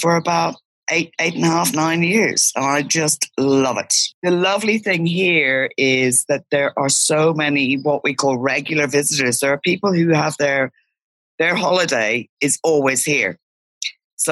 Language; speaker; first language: English; native; English